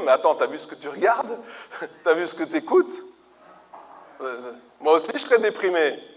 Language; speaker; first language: French; native; French